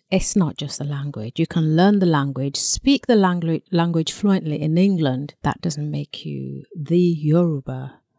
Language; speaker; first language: English; non-native, local second language; Yoruba